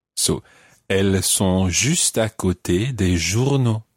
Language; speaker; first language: French; non-native, fluent; English